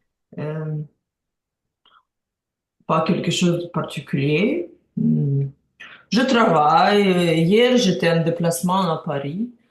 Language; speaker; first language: French; non-native, learner; Ukrainian